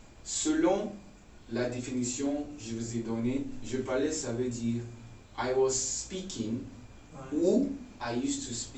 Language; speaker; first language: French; non-native, fluent; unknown